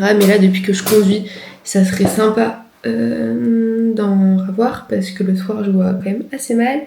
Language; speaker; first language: French; native; French